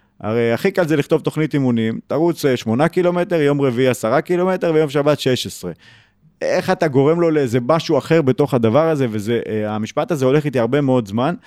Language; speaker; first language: Hebrew; native; Hebrew